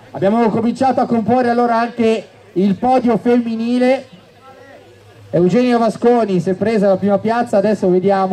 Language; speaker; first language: Italian; native; Italian